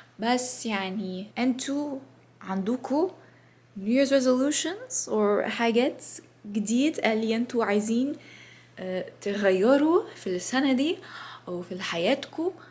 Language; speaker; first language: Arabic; non-native, learner; English